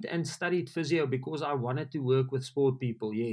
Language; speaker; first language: English; non-native, local second language; Afrikaans